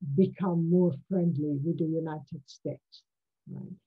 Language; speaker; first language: English; non-native, fluent; Persian